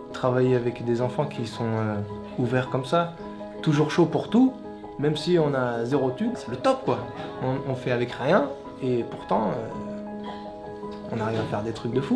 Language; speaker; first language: French; native; French